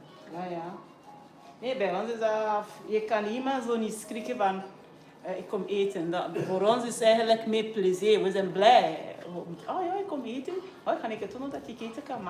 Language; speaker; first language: Dutch; non-native, fluent; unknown